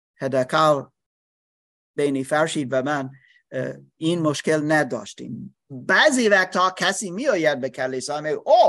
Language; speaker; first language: Persian; non-native, learner; English